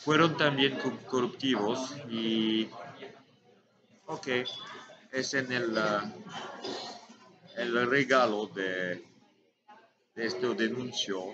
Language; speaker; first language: Spanish; non-native, learner; French